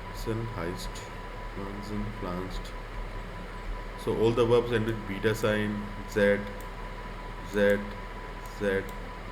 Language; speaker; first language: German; non-native, fluent; Hindi